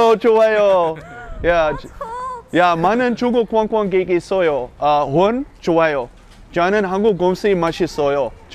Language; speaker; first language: Korean; non-native, learner; Dutch